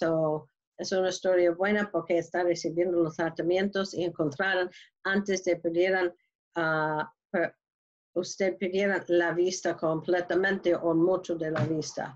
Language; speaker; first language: Spanish; non-native, learner; English